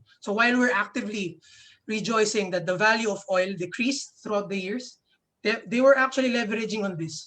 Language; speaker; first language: English; non-native, local second language; Filipino